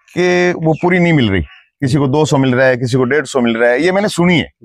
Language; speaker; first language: Hindi; native; Hindi